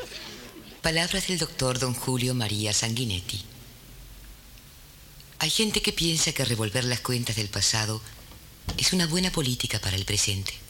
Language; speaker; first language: Spanish; native; Spanish